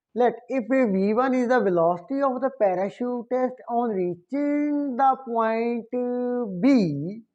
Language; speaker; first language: English; non-native, local second language; Punjabi